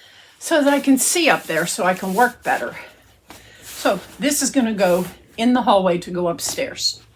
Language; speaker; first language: English; native; English